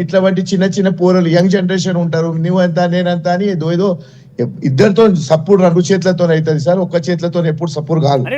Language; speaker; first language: Telugu; non-native, local second language; Gujarati